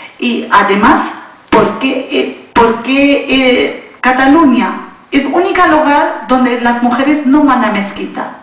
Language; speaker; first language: Spanish; non-native, learner; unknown